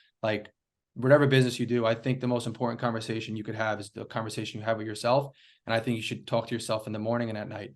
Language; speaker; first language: English; native; English